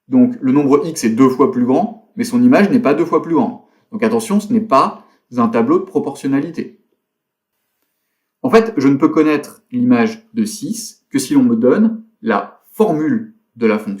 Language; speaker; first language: French; native; French